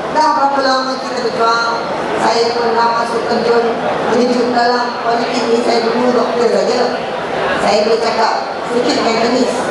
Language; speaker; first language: Malay; native; Malay